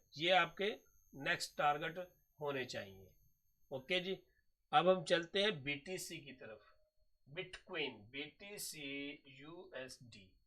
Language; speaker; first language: Hindi; non-native, local second language; Punjabi